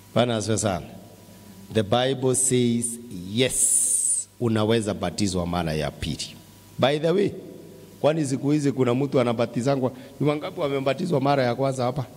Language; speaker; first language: Swahili; non-native, local second language; Kikuyu